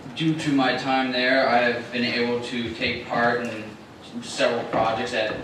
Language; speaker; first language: English; native; English